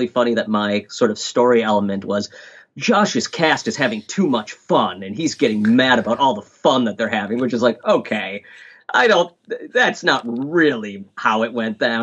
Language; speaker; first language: English; native; English